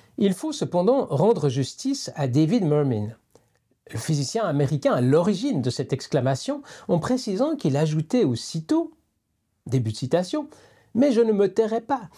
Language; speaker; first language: French; native; French